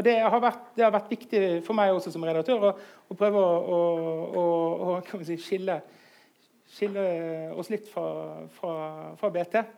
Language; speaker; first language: Norwegian; native; Norwegian